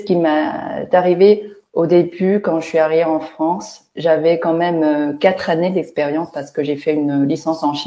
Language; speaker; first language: French; non-native, fluent; Chinese